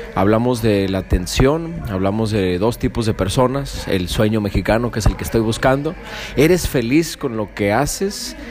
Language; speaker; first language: Spanish; early bilingual, heritage; Spanish